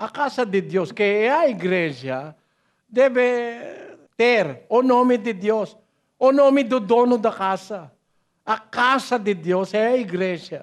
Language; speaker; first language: Portuguese; non-native, learner; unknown